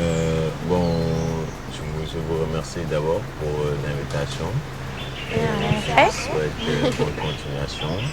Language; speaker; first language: French; non-native, local second language; Wolof